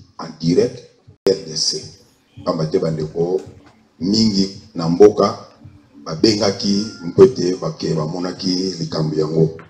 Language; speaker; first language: Lingala; non-native, local second language; Kongo